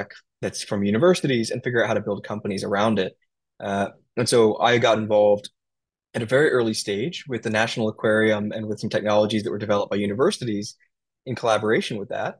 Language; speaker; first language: English; native; English